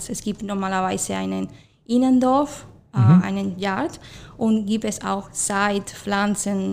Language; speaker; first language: German; non-native, fluent; Spanish